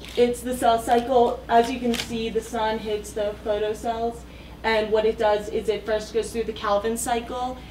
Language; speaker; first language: English; native; English